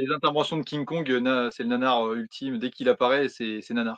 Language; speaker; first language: French; native; French